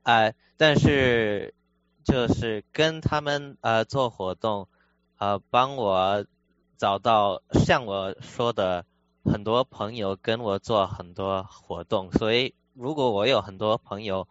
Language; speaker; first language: Chinese; early bilingual, heritage; Chinese